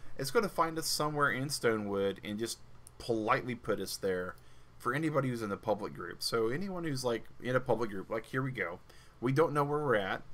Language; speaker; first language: English; native; English